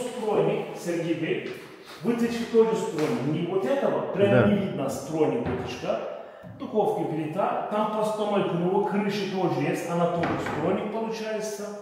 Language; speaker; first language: Russian; non-native, learner; Turkish